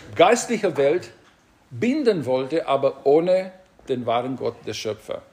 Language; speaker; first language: German; non-native, fluent; Romanian